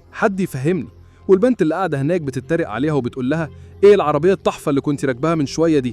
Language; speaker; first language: Arabic; native; Arabic